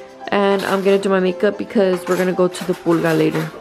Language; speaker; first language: English; early bilingual, other home language; Spanish